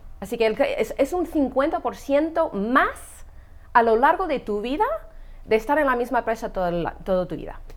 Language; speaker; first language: Spanish; non-native, fluent; English